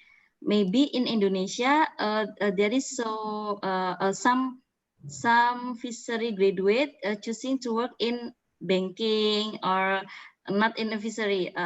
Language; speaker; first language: English; non-native, learner; Indonesian